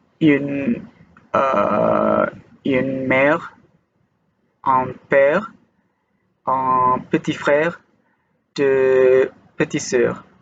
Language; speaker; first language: French; non-native, learner; Malay